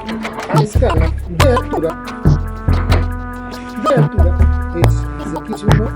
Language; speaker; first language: Spanish; native; Spanish